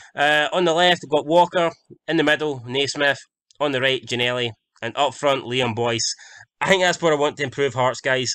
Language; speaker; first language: English; native; English